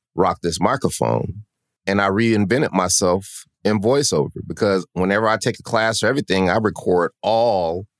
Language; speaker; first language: English; native; English